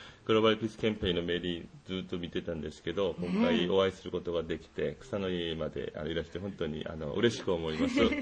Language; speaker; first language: Japanese; non-native, fluent; Korean